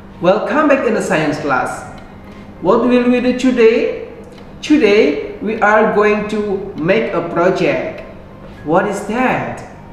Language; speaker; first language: English; non-native, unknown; Indonesian